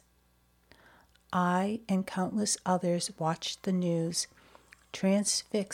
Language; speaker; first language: English; native; English